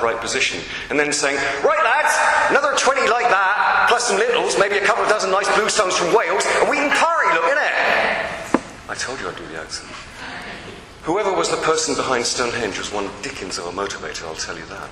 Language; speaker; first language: English; native; English